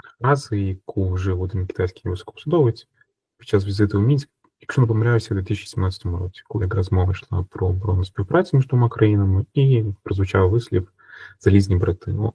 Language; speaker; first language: Ukrainian; native; Ukrainian